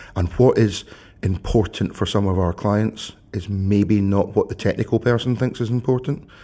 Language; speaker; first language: English; native; English